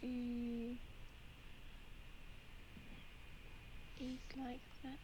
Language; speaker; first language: English; non-native, learner; Chinese